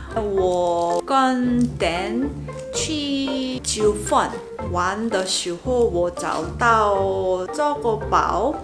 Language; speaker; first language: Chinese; non-native, learner; Korean